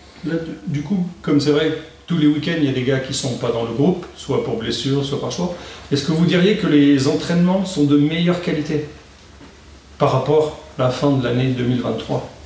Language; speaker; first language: French; native; French